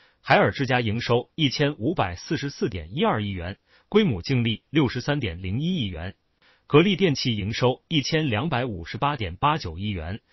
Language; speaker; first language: Chinese; native; Chinese